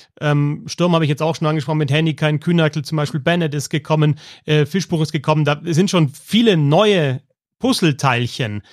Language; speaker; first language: German; native; German